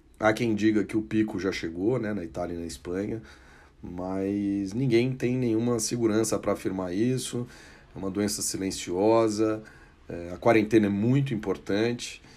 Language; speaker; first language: Portuguese; native; Portuguese